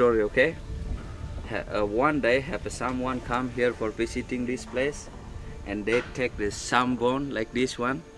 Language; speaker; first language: English; non-native, learner; Indonesian